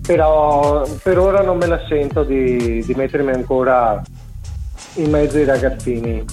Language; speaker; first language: Italian; native; Italian